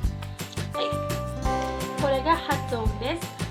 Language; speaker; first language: Japanese; non-native, fluent; Filipino